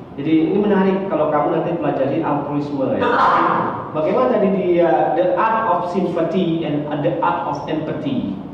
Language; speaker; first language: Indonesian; non-native, local second language; Achinese